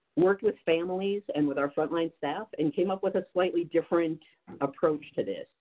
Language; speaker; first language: English; native; English